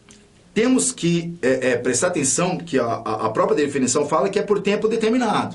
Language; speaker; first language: Portuguese; native; Portuguese